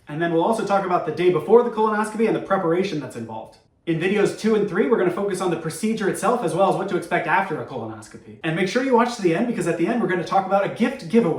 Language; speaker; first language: English; native; English